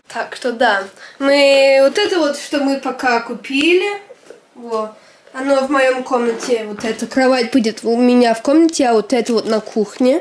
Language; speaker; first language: Russian; early bilingual, heritage; Russian